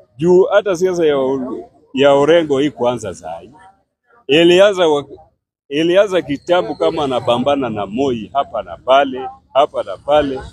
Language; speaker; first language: Swahili; non-native, local second language; Luo (Kenya and Tanzania)